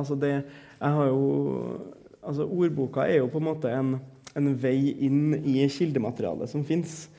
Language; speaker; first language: Norwegian; native; Norwegian